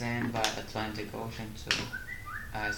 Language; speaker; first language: English; non-native, learner; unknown